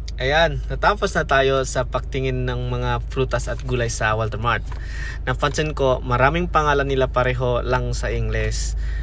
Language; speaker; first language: Filipino; non-native, learner; Indonesian